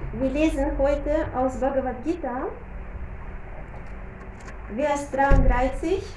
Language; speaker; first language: German; non-native, fluent; Russian